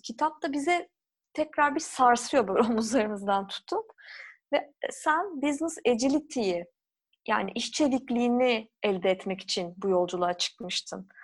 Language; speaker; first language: Turkish; native; Turkish